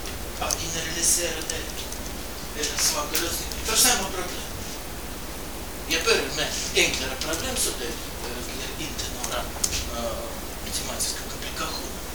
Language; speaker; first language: Swedish; non-native, fluent; Russian